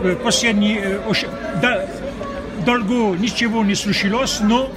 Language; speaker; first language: Russian; non-native, fluent; French